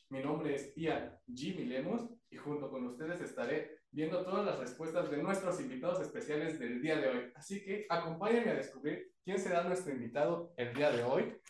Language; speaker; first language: Spanish; native; Spanish